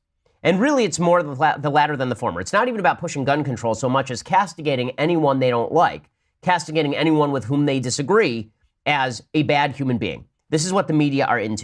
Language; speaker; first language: English; native; English